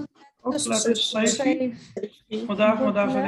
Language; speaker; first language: Arabic; non-native, fluent; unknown